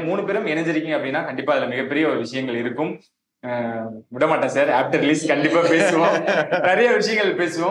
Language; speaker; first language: Tamil; native; Tamil